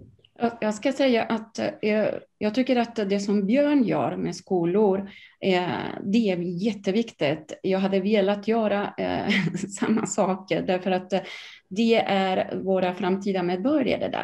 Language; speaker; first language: Swedish; non-native, fluent; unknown